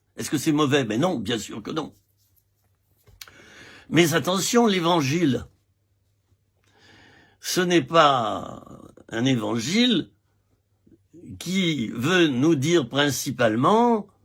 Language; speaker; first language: French; native; French